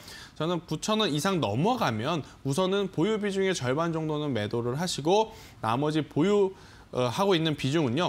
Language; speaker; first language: Korean; native; Korean